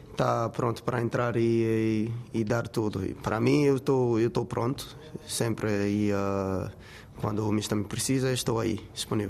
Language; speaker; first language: Portuguese; non-native, fluent; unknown